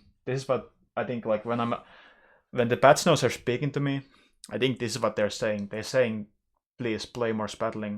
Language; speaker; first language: English; non-native, fluent; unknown